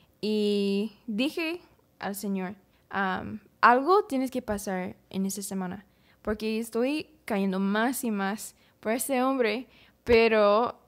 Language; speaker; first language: Spanish; non-native, learner; English